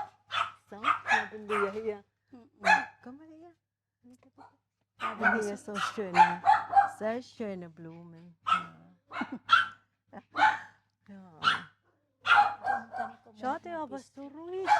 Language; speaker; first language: German; non-native, learner; Filipino